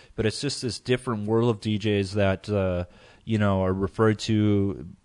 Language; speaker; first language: English; native; English